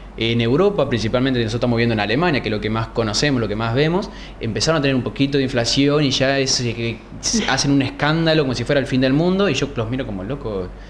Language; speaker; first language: Spanish; native; Spanish